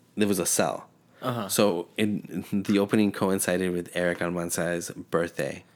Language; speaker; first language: English; early bilingual, other home language; Spanish